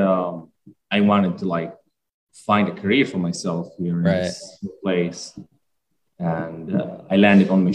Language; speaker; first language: English; non-native, fluent; Arabic